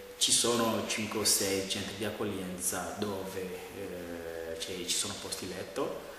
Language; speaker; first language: Italian; non-native, fluent; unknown